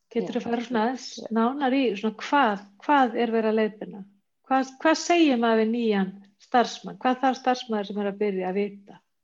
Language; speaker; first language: Icelandic; native; Icelandic